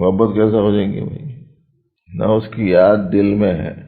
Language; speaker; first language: Urdu; native; Urdu